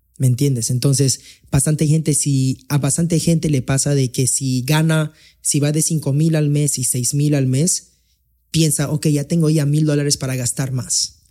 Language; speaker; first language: Spanish; early bilingual, heritage; Spanish